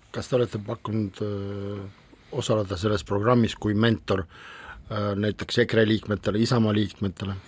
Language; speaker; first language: Estonian; non-native, local second language; Russian